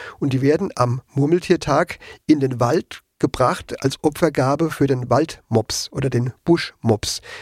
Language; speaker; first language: German; native; German